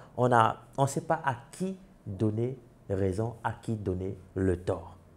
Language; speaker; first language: French; non-native, local second language; Wolof